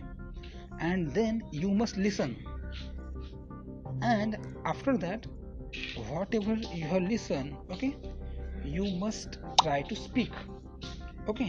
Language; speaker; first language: English; non-native, local second language; Marathi